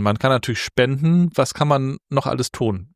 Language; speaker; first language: German; native; German